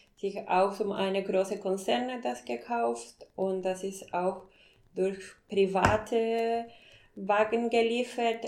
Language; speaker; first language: German; non-native, fluent; Spanish